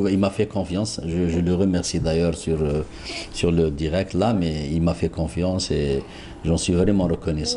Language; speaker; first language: French; non-native, local second language; Arabic